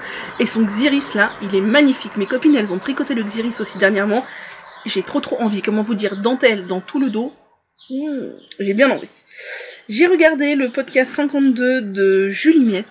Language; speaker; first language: French; native; French